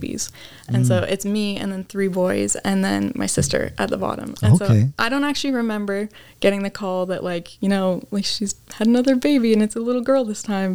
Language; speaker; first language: English; native; English